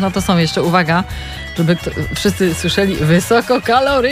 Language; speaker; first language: Polish; native; Polish